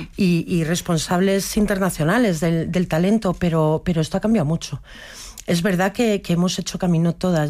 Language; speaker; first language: Spanish; native; Spanish